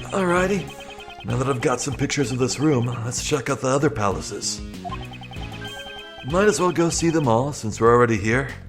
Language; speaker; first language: English; native; English